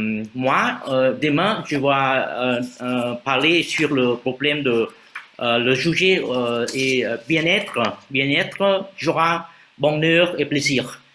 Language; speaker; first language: French; non-native, fluent; Vietnamese